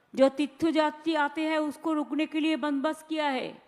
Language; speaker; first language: Hindi; non-native, local second language; Bangla